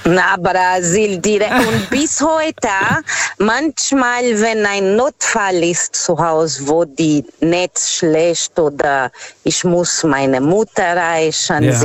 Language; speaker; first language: German; non-native, learner; Portuguese